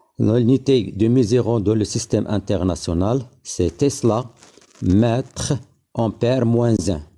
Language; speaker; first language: French; non-native, local second language; Arabic